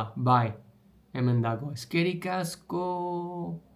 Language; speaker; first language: Basque; non-native, learner; English